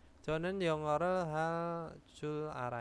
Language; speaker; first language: Korean; non-native, fluent; Indonesian